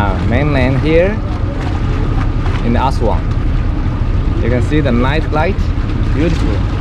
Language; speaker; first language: English; non-native, learner; Chinese